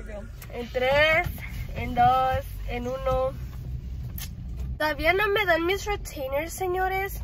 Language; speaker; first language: Spanish; early bilingual, other home language; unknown